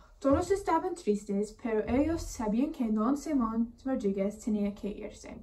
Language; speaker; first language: Spanish; non-native, learner; English